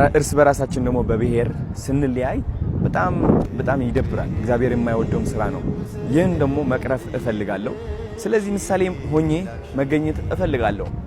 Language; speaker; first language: Amharic; non-native, local second language; Tigrinya